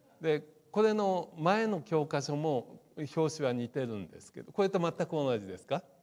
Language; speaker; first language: Japanese; native; Japanese